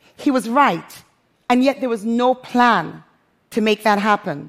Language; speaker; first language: English; non-native, local second language; Krio